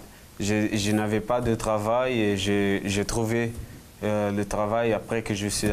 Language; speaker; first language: French; non-native, learner; Portuguese